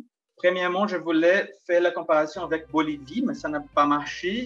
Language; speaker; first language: French; non-native, fluent; Portuguese